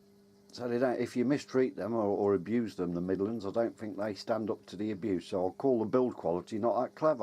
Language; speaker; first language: English; native; English